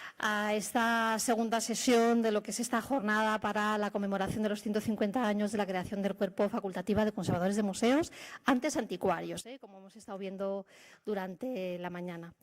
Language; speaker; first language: Spanish; native; Spanish